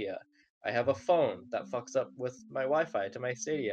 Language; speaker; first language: English; non-native, local second language; Cantonese